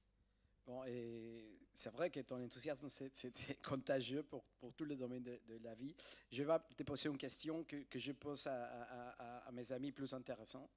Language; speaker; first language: French; non-native, fluent; Spanish